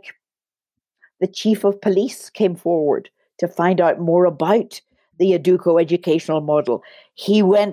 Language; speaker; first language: English; native; English